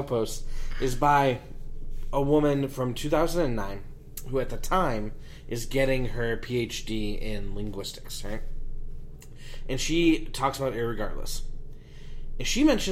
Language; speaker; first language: English; native; English